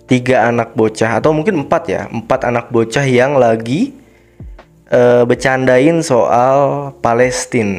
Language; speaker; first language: Indonesian; native; Indonesian